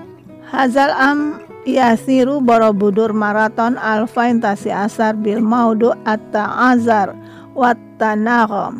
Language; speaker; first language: Arabic; non-native, learner; Indonesian